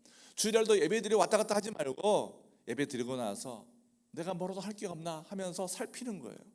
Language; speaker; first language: Korean; native; Korean